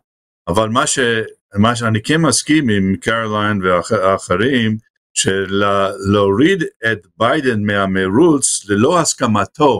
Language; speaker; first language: Hebrew; non-native, fluent; English